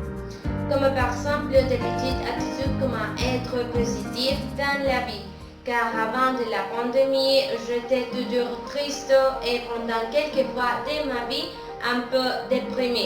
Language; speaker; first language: French; non-native, fluent; Spanish